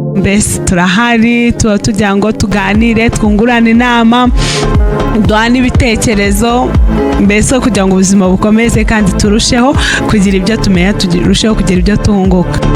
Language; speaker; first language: Kinyarwanda; early bilingual, heritage; Kinyarwanda